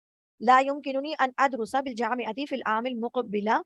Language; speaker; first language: Arabic; non-native, learner; Urdu